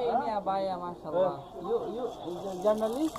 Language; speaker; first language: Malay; non-native, learner; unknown